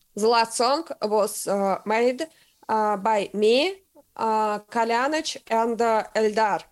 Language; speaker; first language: English; non-native, learner; Russian